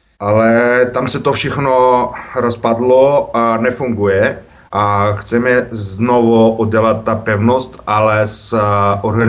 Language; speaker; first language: Czech; non-native, learner; Bulgarian